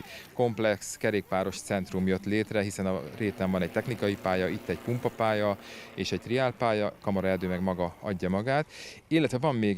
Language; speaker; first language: Hungarian; native; Hungarian